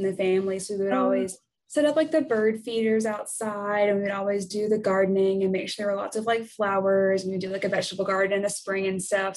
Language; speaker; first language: English; native; English